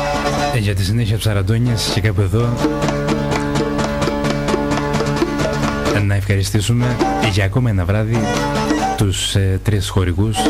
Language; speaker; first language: Greek; native; Greek